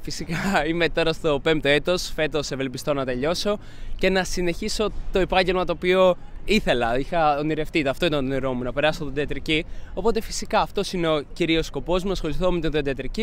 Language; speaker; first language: Greek; native; Greek